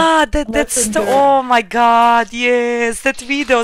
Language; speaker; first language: English; non-native, fluent; Croatian